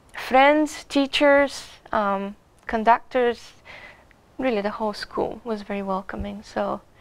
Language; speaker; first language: English; non-native, fluent; Bulgarian